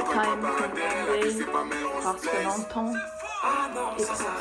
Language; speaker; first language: French; non-native, learner; English